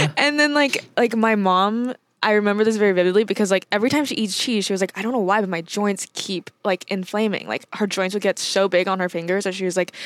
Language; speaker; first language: English; early bilingual, other home language; Chinese